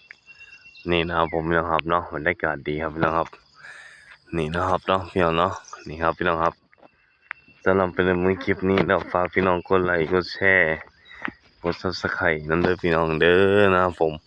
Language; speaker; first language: Thai; non-native, local second language; Northeastern Thai